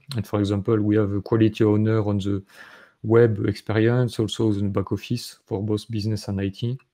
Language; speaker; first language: English; non-native, fluent; French